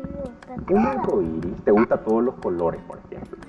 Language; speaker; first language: Spanish; native; Spanish